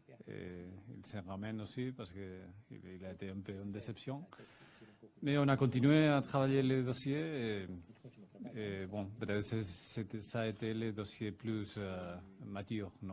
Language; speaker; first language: French; non-native, fluent; Spanish